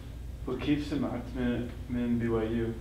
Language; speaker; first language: Arabic; non-native, learner; English